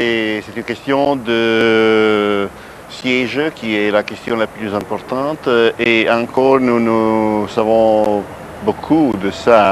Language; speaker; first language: French; non-native, fluent; Italian